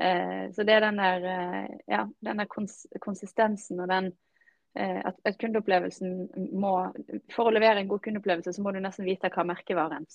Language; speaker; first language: Norwegian; native; Norwegian